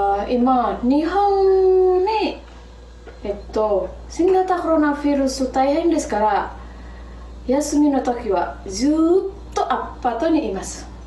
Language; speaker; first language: Japanese; non-native, learner; Indonesian